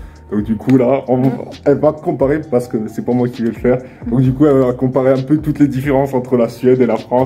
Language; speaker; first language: French; native; French